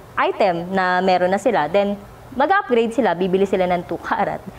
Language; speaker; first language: Filipino; native; Filipino